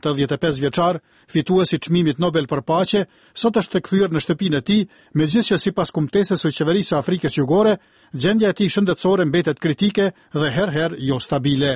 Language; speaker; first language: Albanian; native; Albanian